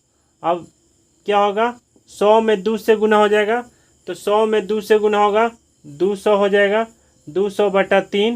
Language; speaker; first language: Hindi; native; Hindi